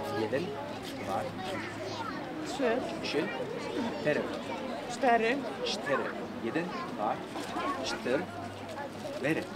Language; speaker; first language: Polish; non-native, learner; Finnish